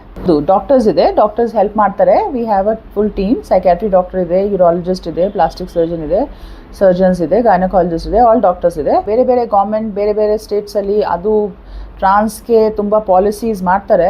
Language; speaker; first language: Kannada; non-native, learner; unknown